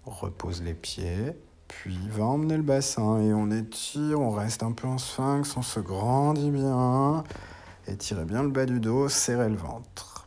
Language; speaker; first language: French; native; French